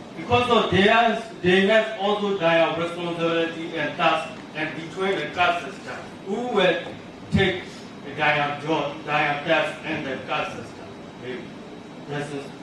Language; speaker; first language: English; non-native, learner; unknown